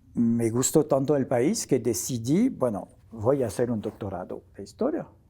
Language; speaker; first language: Spanish; non-native, fluent; French